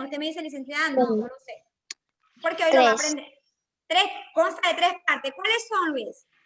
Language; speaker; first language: Spanish; native; Spanish